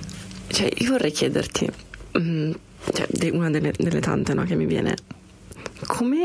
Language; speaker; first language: Italian; native; Italian